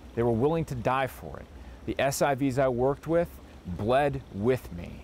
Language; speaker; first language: English; native; English